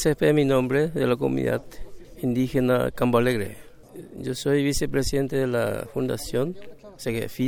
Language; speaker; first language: Spanish; non-native, local second language; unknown